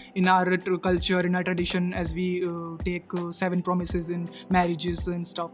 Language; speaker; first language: English; non-native, local second language; Hindi